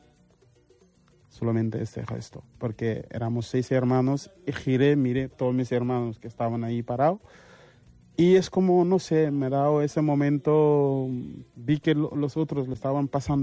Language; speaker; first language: Spanish; non-native, fluent; Wolof